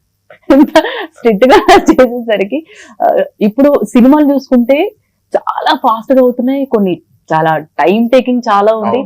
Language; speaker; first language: Telugu; native; Telugu